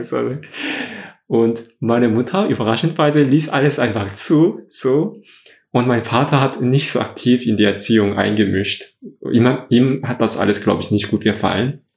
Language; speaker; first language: German; non-native, fluent; Korean